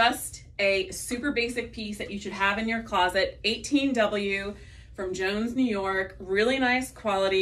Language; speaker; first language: English; native; English